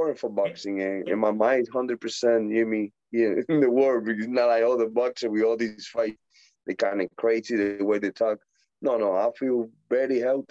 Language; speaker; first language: English; non-native, learner; Spanish